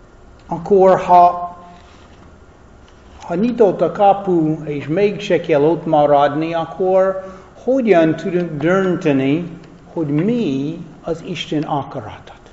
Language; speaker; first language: Hungarian; non-native, fluent; English